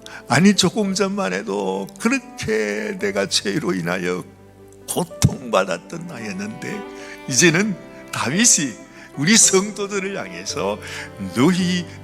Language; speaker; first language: Korean; native; Korean